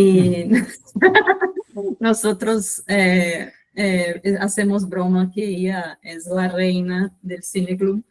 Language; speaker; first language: Spanish; non-native, fluent; Portuguese